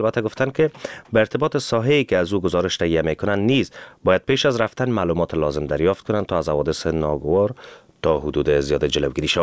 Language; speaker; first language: Persian; native; Persian